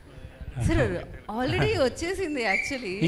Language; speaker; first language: Telugu; native; Telugu